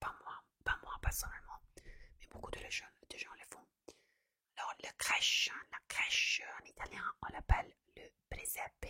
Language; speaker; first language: French; non-native, fluent; Italian